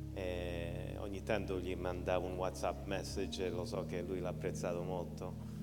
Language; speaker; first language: Italian; early bilingual, heritage; Italian